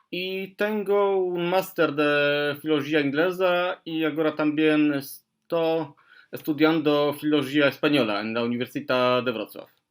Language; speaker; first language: Spanish; non-native, learner; Polish